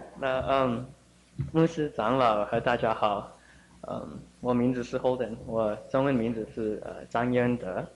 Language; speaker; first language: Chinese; early bilingual, heritage; Chinese